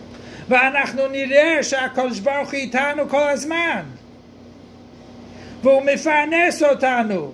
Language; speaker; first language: Hebrew; non-native, fluent; English